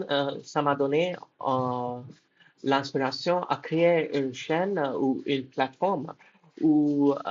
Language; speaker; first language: French; non-native, fluent; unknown